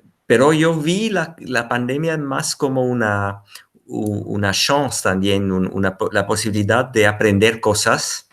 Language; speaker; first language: Spanish; non-native, fluent; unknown